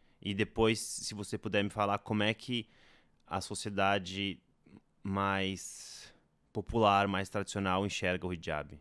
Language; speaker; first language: Portuguese; native; Portuguese